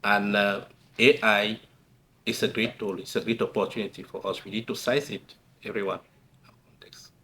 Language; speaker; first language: English; non-native, local second language; French